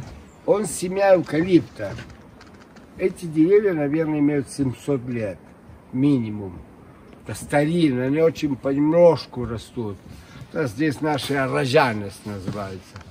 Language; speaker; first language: Russian; early bilingual, heritage; Spanish